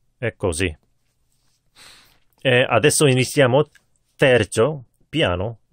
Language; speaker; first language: Italian; non-native, learner; Korean